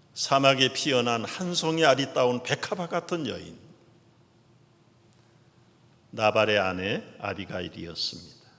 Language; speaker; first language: Korean; native; Korean